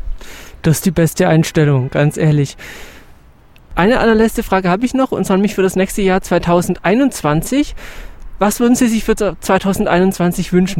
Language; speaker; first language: German; native; German